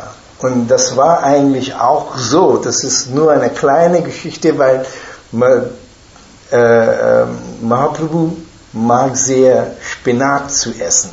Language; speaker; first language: German; non-native, fluent; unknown